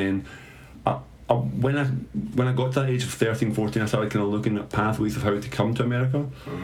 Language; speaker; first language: English; native; English